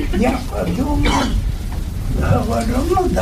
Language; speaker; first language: German; non-native, learner; Russian